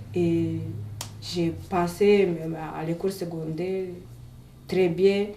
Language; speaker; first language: French; non-native, fluent; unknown